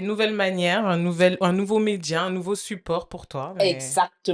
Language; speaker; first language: French; native; French